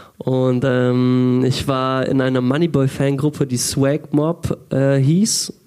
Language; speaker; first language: German; early bilingual, other home language; Russian